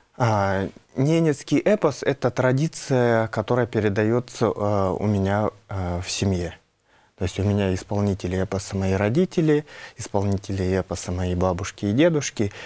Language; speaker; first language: Russian; non-native, local second language; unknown